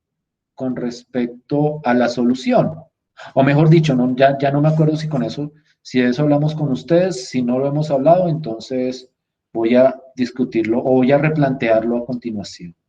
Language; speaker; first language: Spanish; native; Spanish